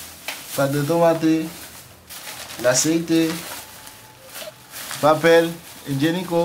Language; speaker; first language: Spanish; non-native, learner; Haitian Creole